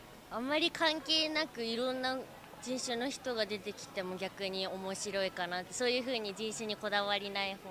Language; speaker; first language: Japanese; native; Japanese